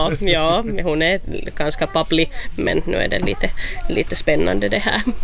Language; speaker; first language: Swedish; non-native, local second language; Finnish